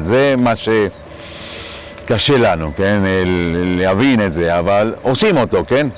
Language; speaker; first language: Hebrew; non-native, fluent; Russian